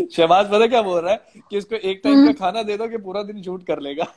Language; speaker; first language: Hindi; non-native, local second language; Punjabi